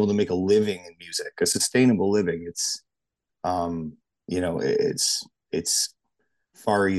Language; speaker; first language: English; native; English